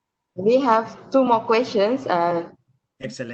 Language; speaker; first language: English; non-native, learner; Malay